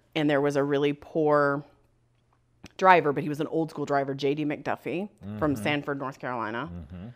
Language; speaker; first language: English; native; English